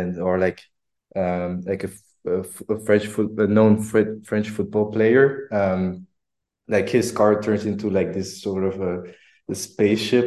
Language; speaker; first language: English; non-native, fluent; French